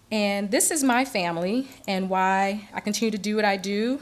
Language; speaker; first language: English; native; English